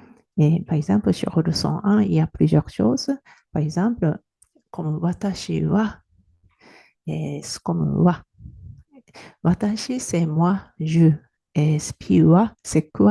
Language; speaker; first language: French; non-native, fluent; Japanese